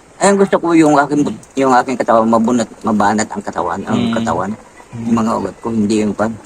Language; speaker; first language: Filipino; native; Filipino